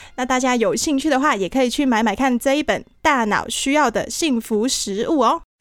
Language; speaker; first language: Chinese; non-native, local second language; Cantonese